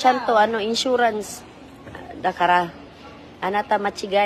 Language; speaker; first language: Japanese; non-native, learner; Filipino